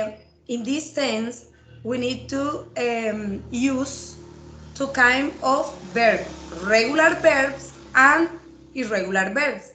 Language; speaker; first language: English; non-native, learner; Spanish